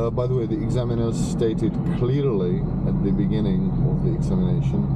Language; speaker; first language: English; non-native, fluent; Czech